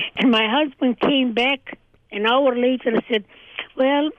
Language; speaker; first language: English; early bilingual, other home language; Hungarian